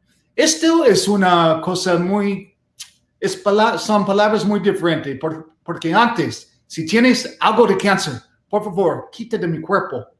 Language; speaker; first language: Spanish; non-native, fluent; English